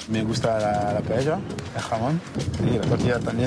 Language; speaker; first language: Spanish; non-native, learner; French